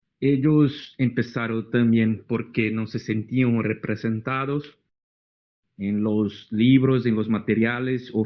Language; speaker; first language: Spanish; non-native, fluent; Portuguese